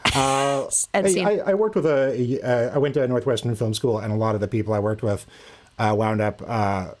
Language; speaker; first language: English; native; English